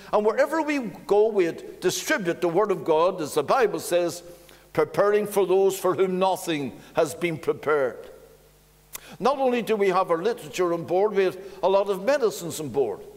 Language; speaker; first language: English; native; English